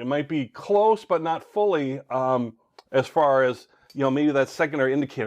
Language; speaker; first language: English; native; English